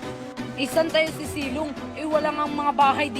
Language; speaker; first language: Filipino; native; Filipino